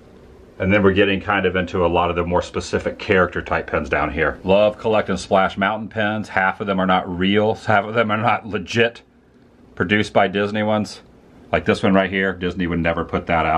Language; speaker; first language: English; native; English